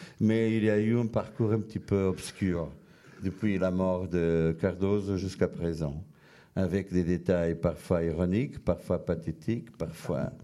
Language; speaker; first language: French; non-native, fluent; Portuguese